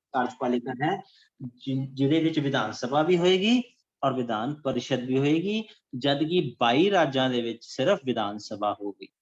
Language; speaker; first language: Hindi; non-native, local second language; Punjabi